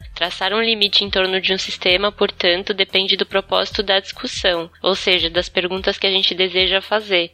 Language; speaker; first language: Portuguese; native; Portuguese